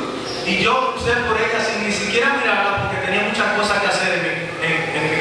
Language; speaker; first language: Spanish; native; Spanish